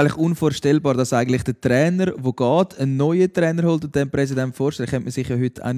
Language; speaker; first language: German; native; German